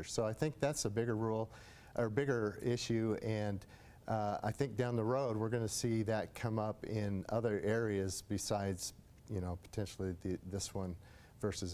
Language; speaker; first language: English; native; English